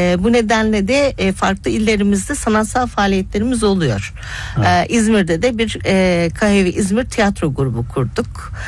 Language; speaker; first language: Turkish; native; Turkish